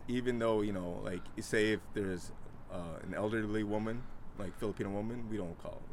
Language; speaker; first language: English; native; English